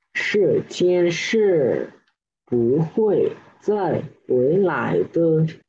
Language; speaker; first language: Chinese; non-native, learner; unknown